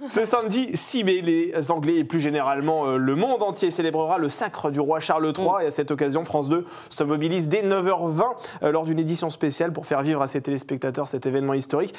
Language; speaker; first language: French; native; French